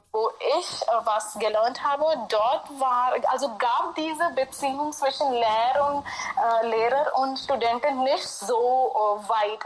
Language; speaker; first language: German; non-native, fluent; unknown